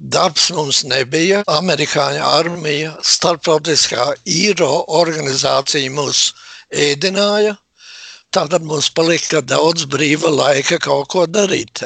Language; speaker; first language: Latvian; native; Latvian